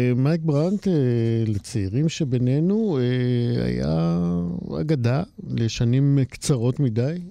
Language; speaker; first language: Hebrew; native; Hebrew